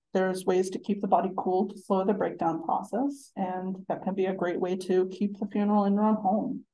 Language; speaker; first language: English; native; English